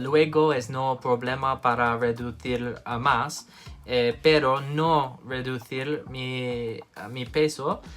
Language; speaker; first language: Spanish; non-native, learner; English